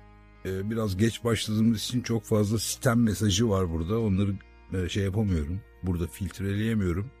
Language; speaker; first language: Turkish; native; Turkish